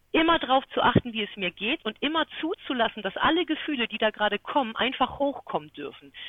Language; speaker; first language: German; native; German